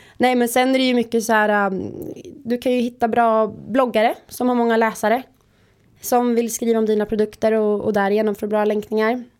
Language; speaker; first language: Swedish; native; Swedish